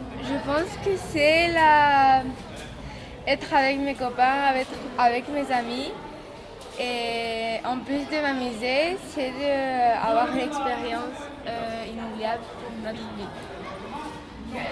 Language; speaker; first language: French; non-native, learner; Spanish